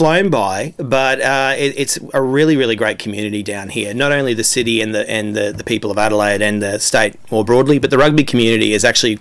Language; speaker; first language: English; native; English